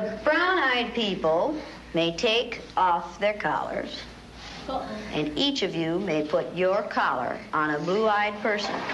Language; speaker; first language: English; native; English